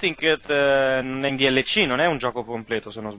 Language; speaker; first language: Italian; native; Italian